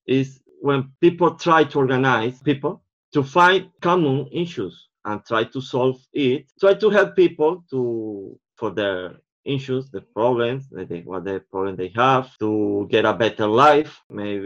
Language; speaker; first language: English; non-native, fluent; Spanish